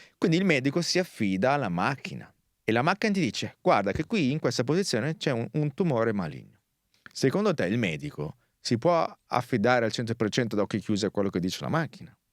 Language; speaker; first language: Italian; native; Italian